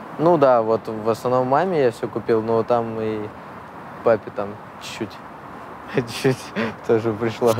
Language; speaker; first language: Russian; early bilingual, other home language; Armenian